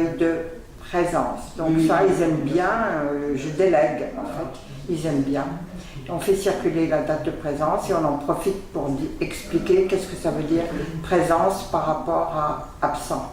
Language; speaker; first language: French; native; French